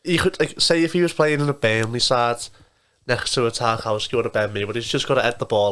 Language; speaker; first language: English; native; English